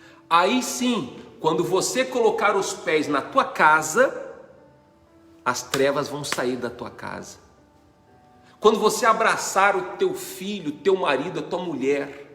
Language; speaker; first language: Portuguese; native; Portuguese